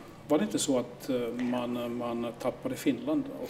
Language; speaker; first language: Swedish; non-native, local second language; Finnish